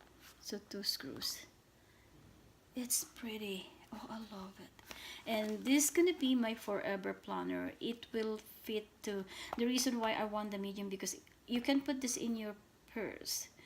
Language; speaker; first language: English; non-native, fluent; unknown